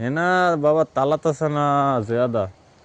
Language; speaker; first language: Arabic; non-native, learner; Bangla